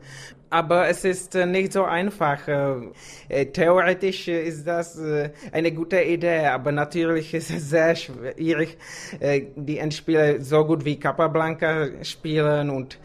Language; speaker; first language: German; non-native, fluent; Czech